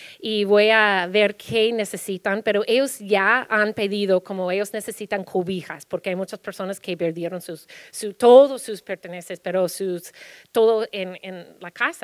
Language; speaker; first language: Spanish; early bilingual, heritage; Spanish